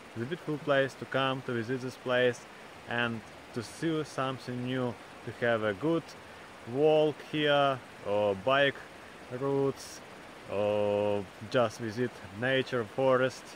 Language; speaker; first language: English; non-native, fluent; Ukrainian